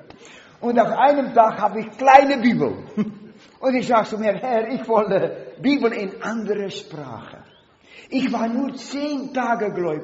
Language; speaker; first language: German; non-native, learner; Dutch